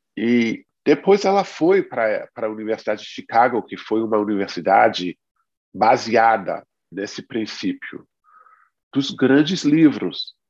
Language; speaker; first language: Portuguese; non-native, fluent; English